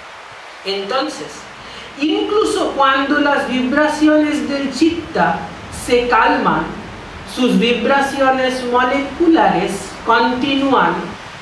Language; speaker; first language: Spanish; non-native, fluent; Bangla